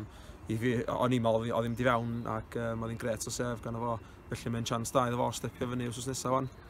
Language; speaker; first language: Welsh; native; Welsh